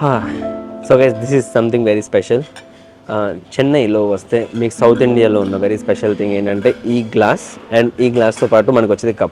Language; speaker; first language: Telugu; native; Telugu